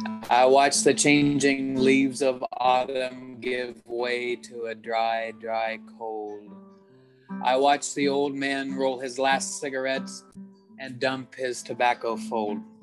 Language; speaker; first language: English; native; English